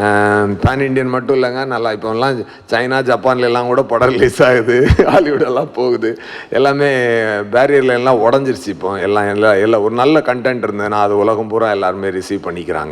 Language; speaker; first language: Tamil; native; Tamil